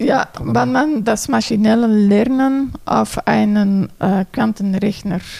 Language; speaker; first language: German; non-native, fluent; Dutch